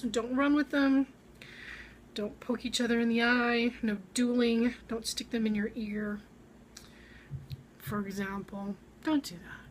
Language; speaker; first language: English; native; English